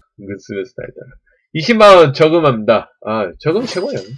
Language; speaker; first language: Korean; native; Korean